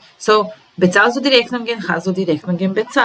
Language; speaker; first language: German; non-native, fluent; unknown